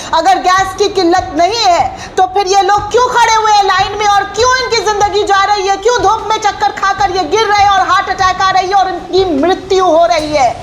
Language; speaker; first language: Hindi; native; Hindi